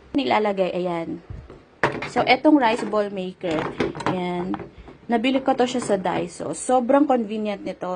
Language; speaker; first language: Filipino; native; Filipino